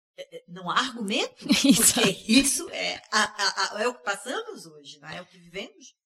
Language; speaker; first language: Portuguese; early bilingual, heritage; English